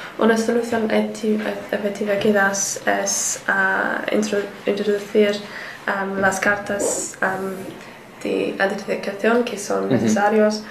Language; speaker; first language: Spanish; non-native, learner; English